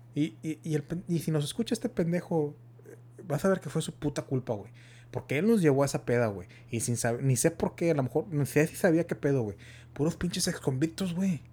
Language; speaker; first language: Spanish; early bilingual, heritage; Spanish